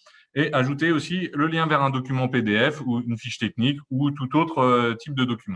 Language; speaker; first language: French; native; French